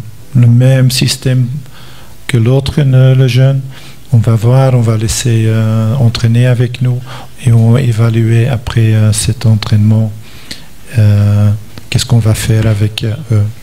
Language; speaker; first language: French; non-native, local second language; Dutch